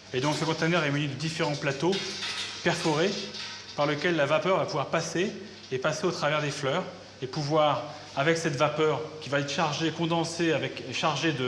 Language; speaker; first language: French; native; French